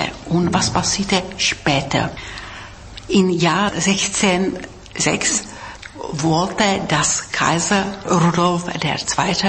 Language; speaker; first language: German; non-native, fluent; Czech